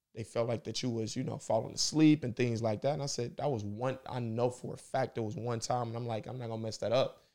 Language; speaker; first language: English; native; English